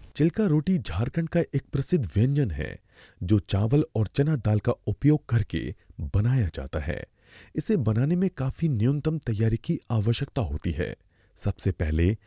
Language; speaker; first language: Hindi; native; Hindi